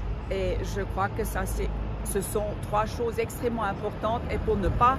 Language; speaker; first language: French; non-native, local second language; German